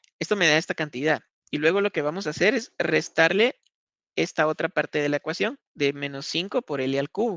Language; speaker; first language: Spanish; native; Spanish